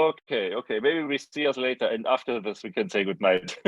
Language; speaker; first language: English; non-native, fluent; German